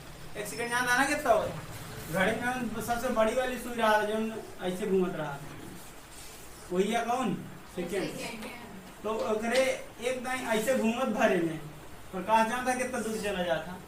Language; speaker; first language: Hindi; native; Hindi